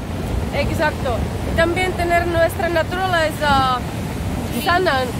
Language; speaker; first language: Spanish; non-native, learner; Czech